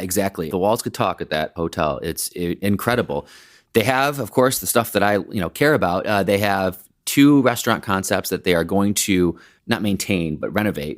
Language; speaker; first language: English; native; English